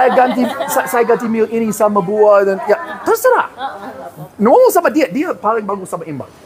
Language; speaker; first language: Indonesian; non-native, fluent; English